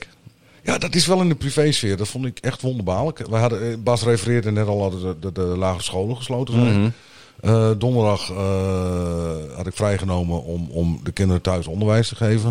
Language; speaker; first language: Dutch; native; Dutch